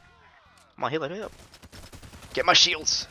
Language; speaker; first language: English; non-native, fluent; Swedish